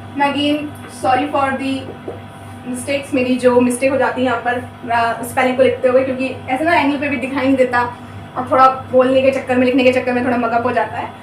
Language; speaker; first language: Hindi; native; Hindi